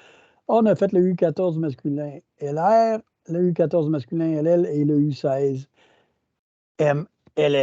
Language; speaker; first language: French; native; French